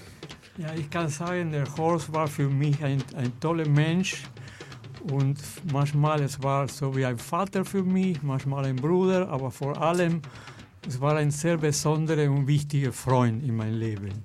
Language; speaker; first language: German; non-native, fluent; Spanish